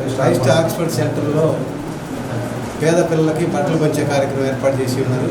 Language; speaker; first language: Telugu; native; Telugu